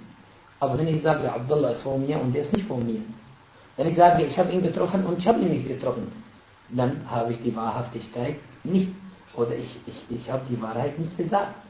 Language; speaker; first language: German; non-native, fluent; Arabic